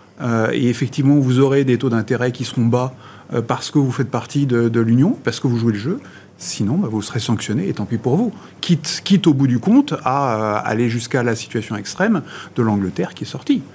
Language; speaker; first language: French; native; French